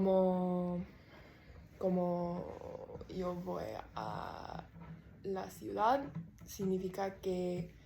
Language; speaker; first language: Spanish; non-native, learner; English